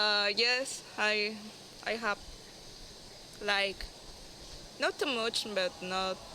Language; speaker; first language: English; non-native, learner; Spanish